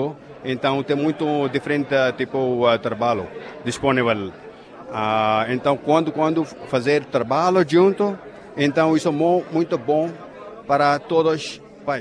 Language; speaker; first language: Portuguese; non-native, learner; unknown